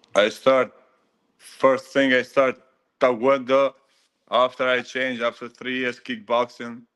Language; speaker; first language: English; non-native, learner; Albanian